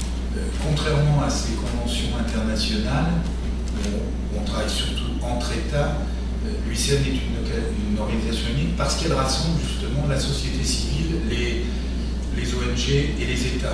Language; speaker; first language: French; native; French